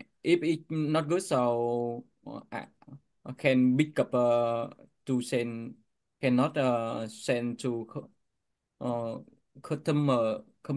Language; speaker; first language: English; non-native, learner; Vietnamese